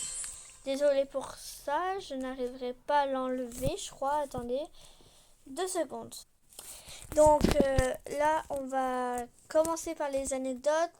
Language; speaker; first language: French; native; French